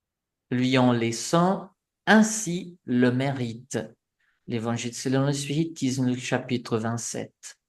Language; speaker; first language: French; non-native, fluent; Portuguese